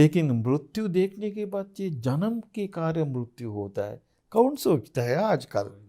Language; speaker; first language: Hindi; non-native, fluent; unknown